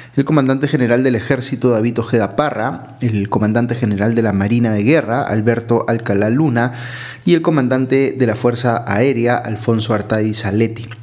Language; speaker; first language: Spanish; native; Spanish